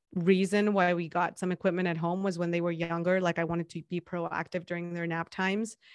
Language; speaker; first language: English; non-native, fluent; Spanish